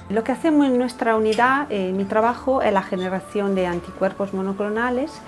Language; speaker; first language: Spanish; non-native, fluent; Italian